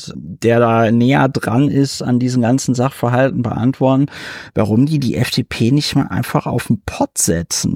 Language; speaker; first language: German; native; German